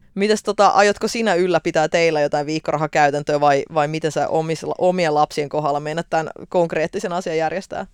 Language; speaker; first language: Finnish; early bilingual, other home language; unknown